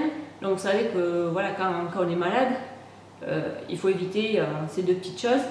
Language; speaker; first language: French; native; French